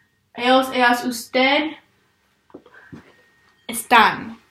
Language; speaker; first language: Spanish; non-native, learner; English